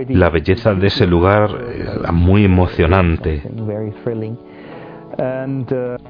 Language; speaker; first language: Spanish; non-native, fluent; German